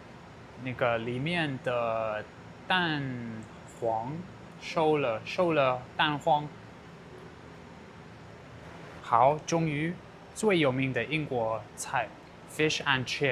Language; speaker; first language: Chinese; non-native, fluent; English